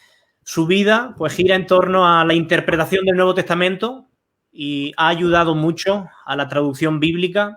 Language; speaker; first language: Spanish; native; Spanish